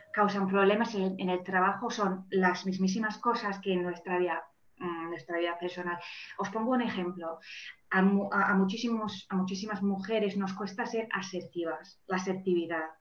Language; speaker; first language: Spanish; non-native, fluent; English